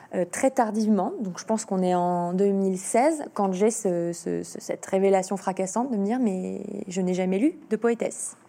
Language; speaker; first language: French; native; French